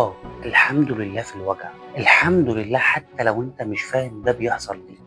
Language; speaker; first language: Arabic; native; Arabic